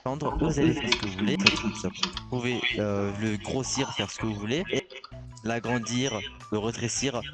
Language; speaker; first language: French; native; French